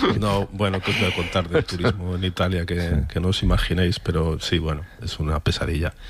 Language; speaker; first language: Spanish; native; Spanish